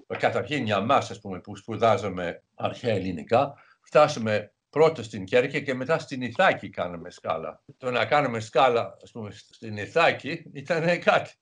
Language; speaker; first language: Greek; non-native, fluent; English